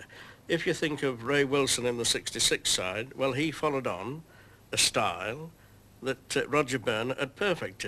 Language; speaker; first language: English; native; English